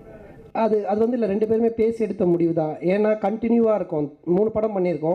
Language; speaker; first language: Tamil; native; Tamil